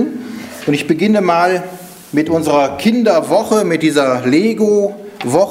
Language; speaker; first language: German; native; German